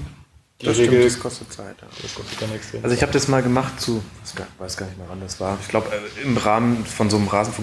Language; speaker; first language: German; native; German